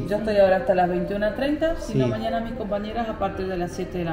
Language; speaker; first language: Spanish; native; Spanish